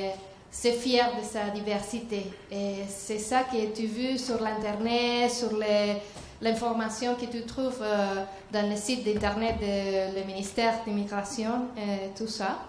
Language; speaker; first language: French; non-native, learner; Spanish